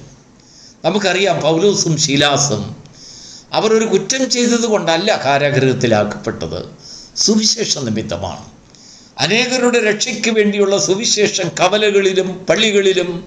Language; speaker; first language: Malayalam; native; Malayalam